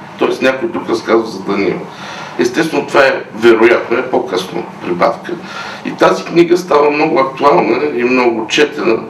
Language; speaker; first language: Bulgarian; native; Bulgarian